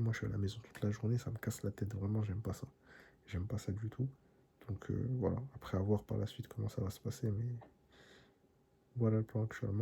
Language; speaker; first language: French; native; French